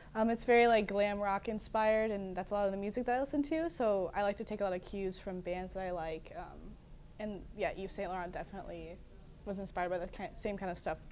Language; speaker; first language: English; native; English